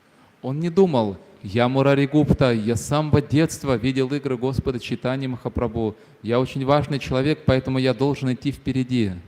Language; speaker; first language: Russian; native; Russian